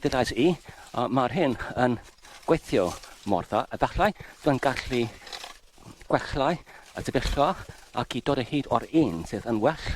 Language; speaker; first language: Welsh; non-native, fluent; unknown